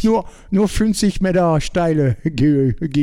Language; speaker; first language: German; non-native, learner; French